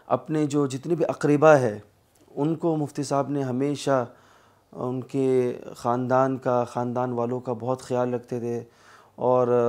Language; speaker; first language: Urdu; native; Urdu